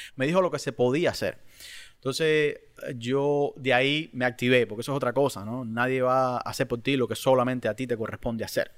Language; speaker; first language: Spanish; native; Spanish